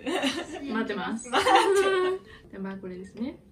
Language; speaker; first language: Japanese; native; Japanese